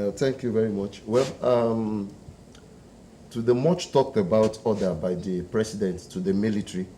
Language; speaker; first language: English; non-native, local second language; Yoruba